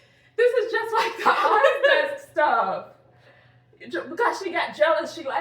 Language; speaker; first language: English; native; English